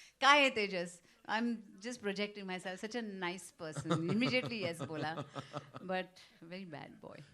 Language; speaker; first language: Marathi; native; Marathi